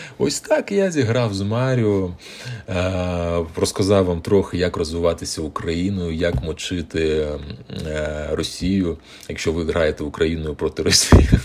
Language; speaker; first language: Ukrainian; non-native, local second language; Russian